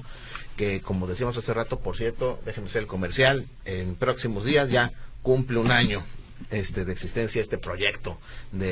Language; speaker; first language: Spanish; native; Spanish